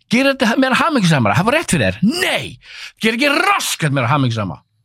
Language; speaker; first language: Icelandic; native; Icelandic